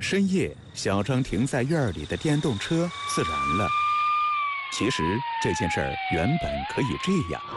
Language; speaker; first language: Chinese; native; Chinese